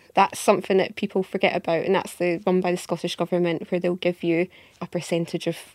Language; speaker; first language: English; native; English